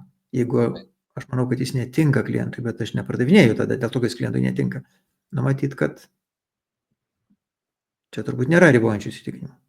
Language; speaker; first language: Lithuanian; native; Lithuanian